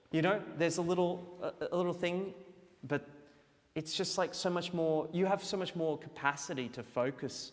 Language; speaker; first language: English; native; English